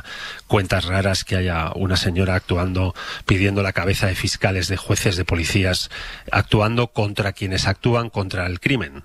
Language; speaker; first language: Spanish; native; Spanish